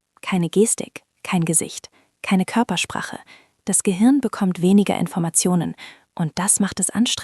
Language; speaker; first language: German; non-native, fluent; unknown